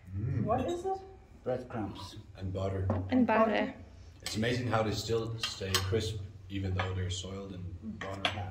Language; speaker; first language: English; non-native, fluent; Hungarian